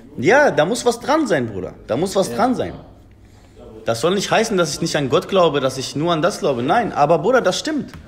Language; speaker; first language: German; early bilingual, other home language; Persian